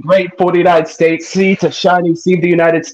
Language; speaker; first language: English; native; English